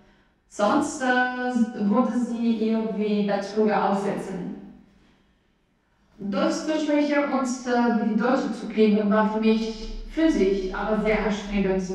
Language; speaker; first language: German; non-native, learner; Albanian